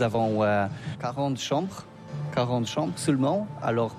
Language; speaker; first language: French; non-native, learner; Polish